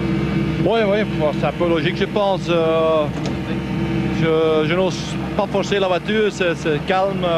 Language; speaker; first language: French; non-native, local second language; Dutch